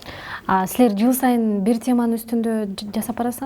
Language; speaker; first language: Kyrgyz; native; Kyrgyz